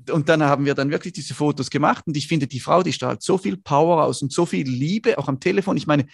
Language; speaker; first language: German; native; German